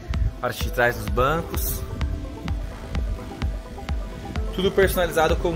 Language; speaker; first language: Portuguese; native; Portuguese